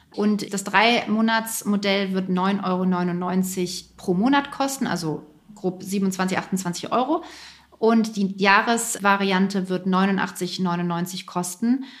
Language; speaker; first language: German; native; German